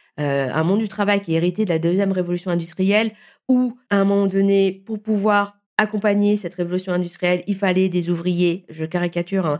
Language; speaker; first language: French; early bilingual, other home language; Vietnamese